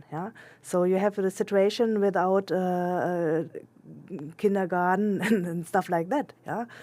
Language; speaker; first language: English; non-native, local second language; German